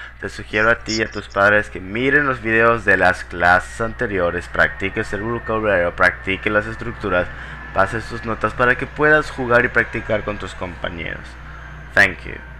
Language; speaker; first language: Spanish; native; Spanish